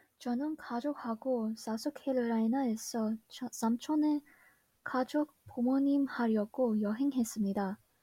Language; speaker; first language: Korean; non-native, learner; English